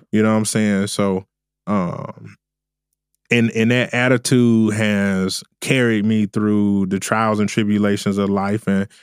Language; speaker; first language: English; native; English